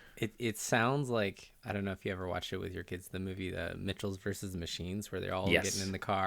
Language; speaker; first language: English; native; English